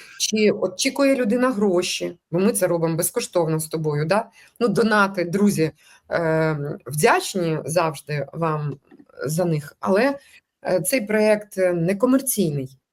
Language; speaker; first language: Ukrainian; non-native, local second language; Russian